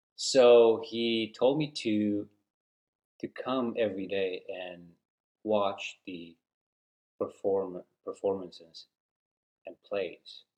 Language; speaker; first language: English; non-native, fluent; Uzbek